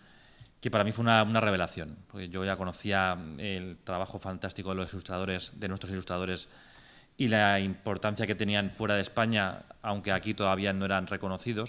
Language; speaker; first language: Spanish; native; Spanish